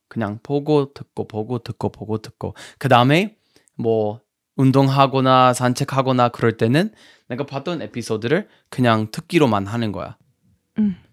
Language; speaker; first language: Korean; non-native, fluent; English